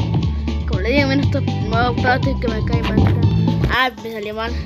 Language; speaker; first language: Spanish; native; Spanish